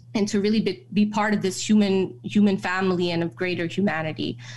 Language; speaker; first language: English; native; English